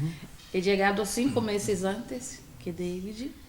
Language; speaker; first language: Spanish; non-native, fluent; Portuguese